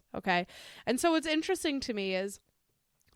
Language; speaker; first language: English; native; English